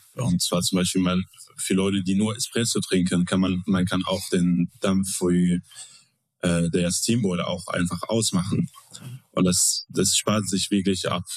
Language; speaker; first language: German; non-native, fluent; Arabic